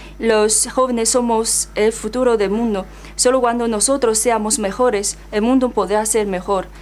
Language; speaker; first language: Spanish; non-native, fluent; Chinese